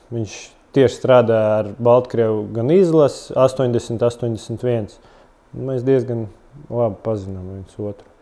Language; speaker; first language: Latvian; non-native, local second language; Russian